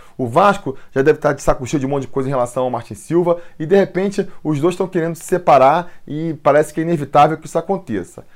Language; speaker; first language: Portuguese; native; Portuguese